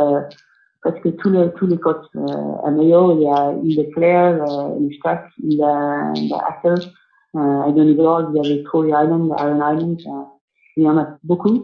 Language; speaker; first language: French; non-native, fluent; English